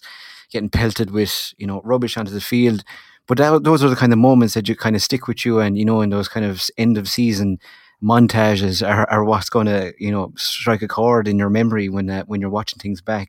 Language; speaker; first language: English; native; English